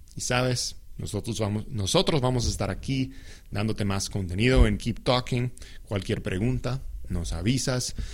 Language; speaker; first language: Spanish; non-native, fluent; English